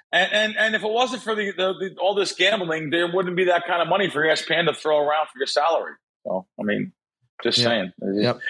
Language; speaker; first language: English; native; English